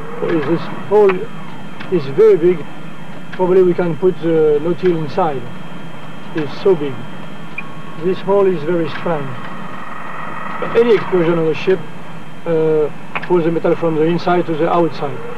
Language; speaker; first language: English; non-native, fluent; French